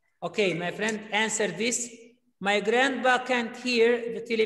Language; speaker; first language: English; non-native, fluent; Arabic